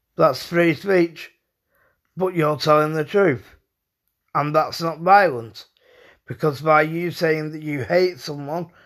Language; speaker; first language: English; native; English